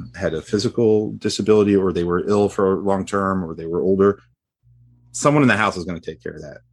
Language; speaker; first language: English; early bilingual, other home language; Spanish